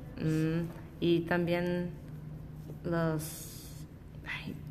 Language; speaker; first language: Spanish; non-native, learner; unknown